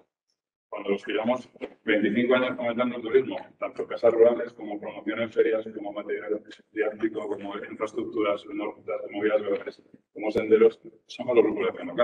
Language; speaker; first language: Spanish; native; Spanish